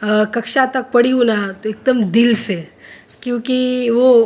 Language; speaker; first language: Hindi; non-native, local second language; Gujarati